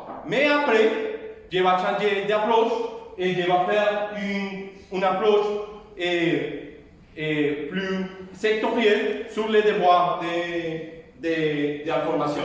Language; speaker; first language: French; non-native, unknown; Spanish